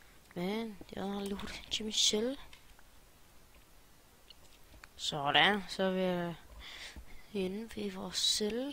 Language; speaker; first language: Danish; native; Danish